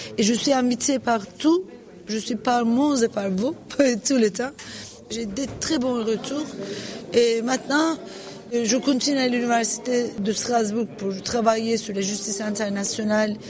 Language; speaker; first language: French; non-native, fluent; Turkish